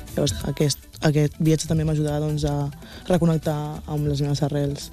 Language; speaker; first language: Catalan; early bilingual, other home language; Wolof